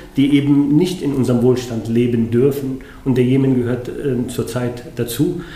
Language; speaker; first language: German; non-native, fluent; Arabic